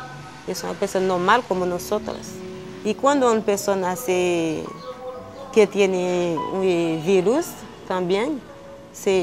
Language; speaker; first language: Spanish; non-native, learner; Haitian Creole